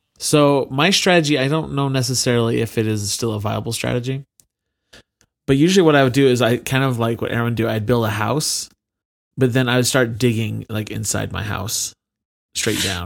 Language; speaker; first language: English; native; English